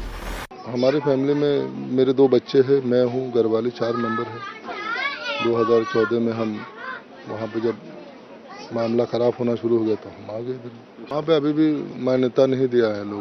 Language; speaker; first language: Hindi; non-native, fluent; Rohingya